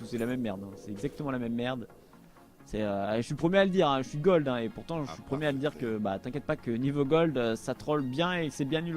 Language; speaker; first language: French; native; French